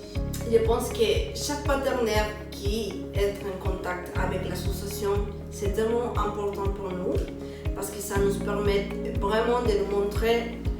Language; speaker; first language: French; non-native, learner; Spanish